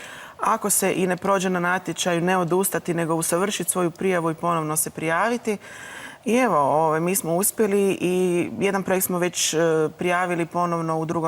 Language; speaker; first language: Croatian; native; Croatian